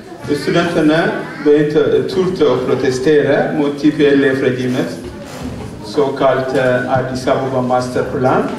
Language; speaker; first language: Norwegian; non-native, fluent; Oromo